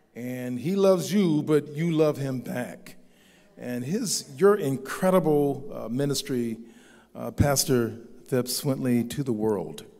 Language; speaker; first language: English; native; English